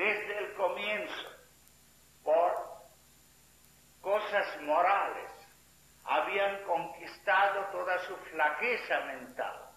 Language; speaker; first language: Spanish; non-native, fluent; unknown